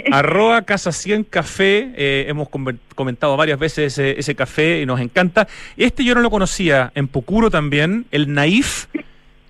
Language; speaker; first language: Spanish; native; Spanish